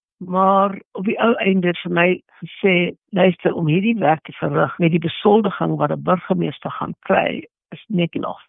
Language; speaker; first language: Afrikaans; non-native, local second language; English